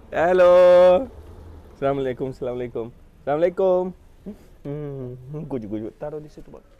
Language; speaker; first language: Indonesian; non-native, fluent; Urdu